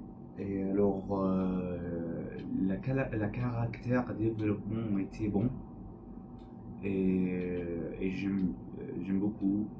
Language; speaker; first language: French; non-native, learner; English